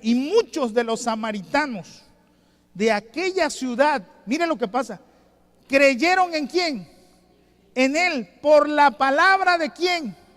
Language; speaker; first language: Spanish; native; Spanish